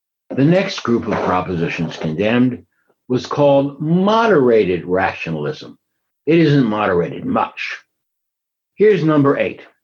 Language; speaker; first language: English; native; English